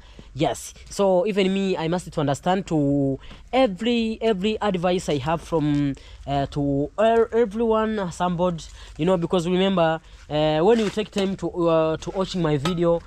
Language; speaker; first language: English; non-native, learner; Swahili